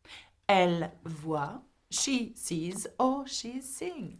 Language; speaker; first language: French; non-native, fluent; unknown